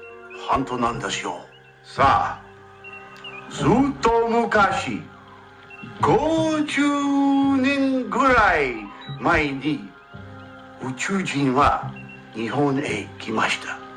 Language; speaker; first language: Japanese; non-native, learner; English